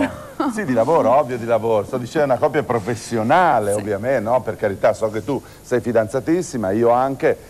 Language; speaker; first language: Italian; native; Italian